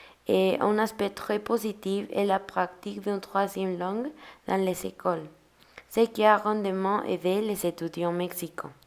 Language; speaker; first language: French; non-native, learner; Spanish